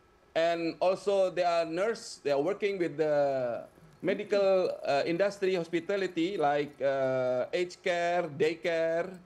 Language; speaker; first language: English; non-native, fluent; Indonesian